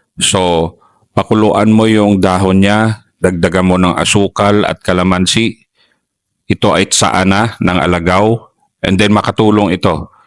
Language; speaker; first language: Filipino; native; Filipino